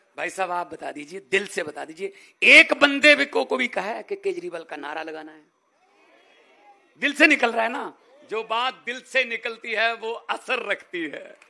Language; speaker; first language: Hindi; non-native, local second language; Punjabi